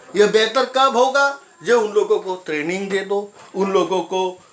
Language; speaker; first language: Hindi; non-native, local second language; Assamese